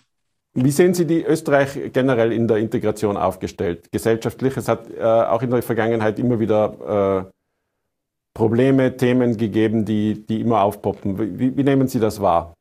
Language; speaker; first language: German; native; German